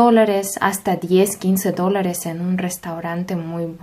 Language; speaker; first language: Spanish; non-native, fluent; Russian